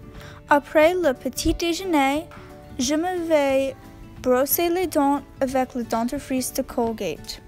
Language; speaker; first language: French; non-native, learner; English